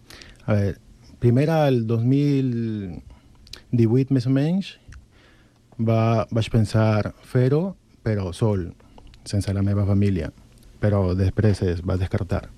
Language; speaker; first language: Catalan; non-native, learner; Spanish